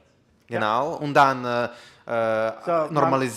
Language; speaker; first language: German; non-native, learner; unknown